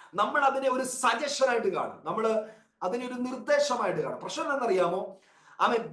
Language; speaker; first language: Malayalam; early bilingual, heritage; Malayalam